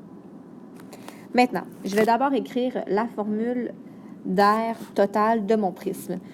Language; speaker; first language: French; native; French